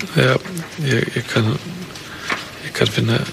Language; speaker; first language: Danish; non-native, fluent; Icelandic